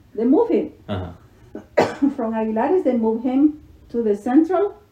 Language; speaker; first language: English; non-native, learner; Spanish